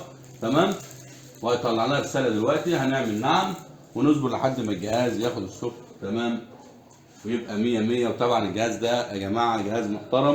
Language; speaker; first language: Arabic; native; Arabic